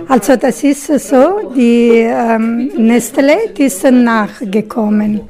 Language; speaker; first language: German; non-native, learner; Italian